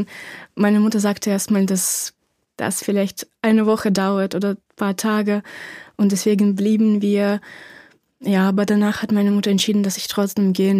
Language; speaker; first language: German; non-native, fluent; Ukrainian